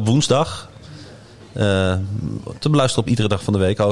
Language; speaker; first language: Dutch; native; Dutch